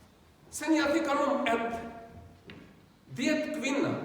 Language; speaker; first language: Swedish; non-native, learner; Urdu